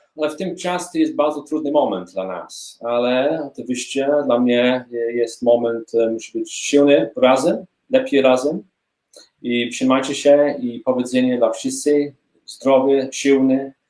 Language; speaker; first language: Polish; non-native, learner; English